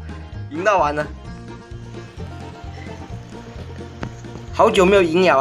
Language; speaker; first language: Chinese; native; Chinese